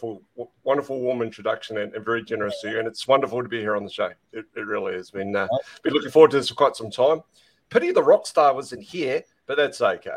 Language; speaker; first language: English; native; English